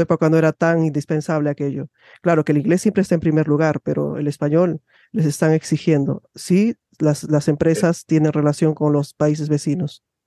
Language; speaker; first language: Spanish; native; Spanish